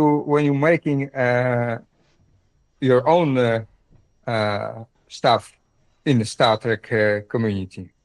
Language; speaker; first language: English; non-native, learner; Dutch